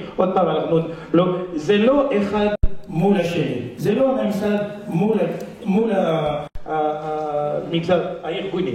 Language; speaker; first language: Hebrew; non-native, fluent; French